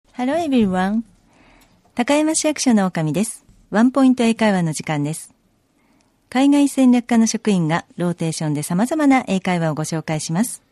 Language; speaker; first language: Japanese; native; Japanese